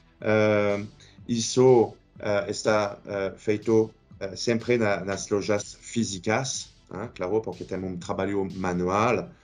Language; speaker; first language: Portuguese; non-native, fluent; French